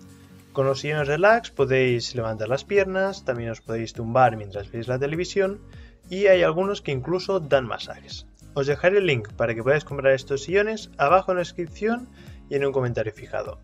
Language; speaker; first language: Spanish; native; Spanish